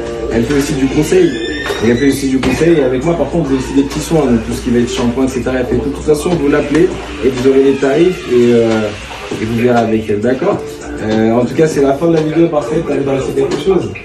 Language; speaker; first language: French; native; French